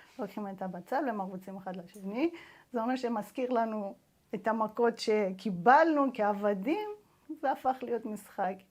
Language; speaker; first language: Hebrew; non-native, fluent; Persian